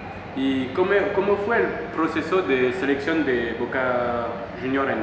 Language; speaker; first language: Spanish; non-native, learner; French